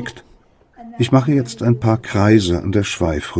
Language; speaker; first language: German; native; German